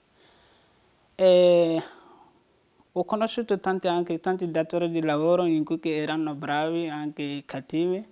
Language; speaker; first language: Italian; non-native, learner; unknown